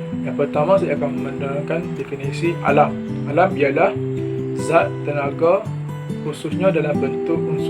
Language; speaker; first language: Malay; native; Malay